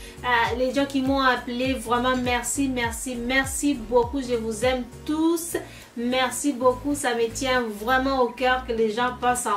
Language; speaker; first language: French; non-native, local second language; Lingala